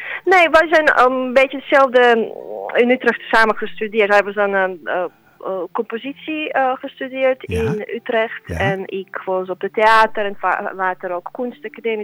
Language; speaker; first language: Dutch; non-native, fluent; Serbian